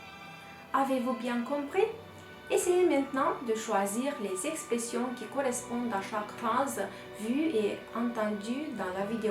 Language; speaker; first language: French; non-native, fluent; Romanian